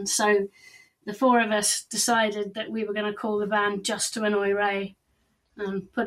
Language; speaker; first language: English; native; English